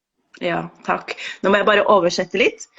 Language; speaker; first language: Norwegian; non-native, fluent; Spanish